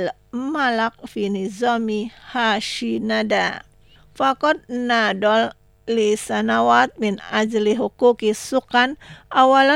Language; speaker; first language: Arabic; non-native, learner; Indonesian